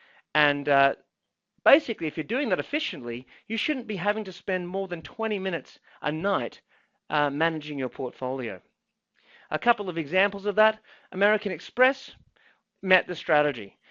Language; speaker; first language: English; native; English